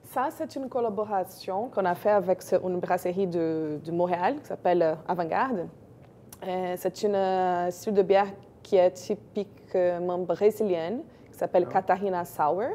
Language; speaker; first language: French; non-native, fluent; Portuguese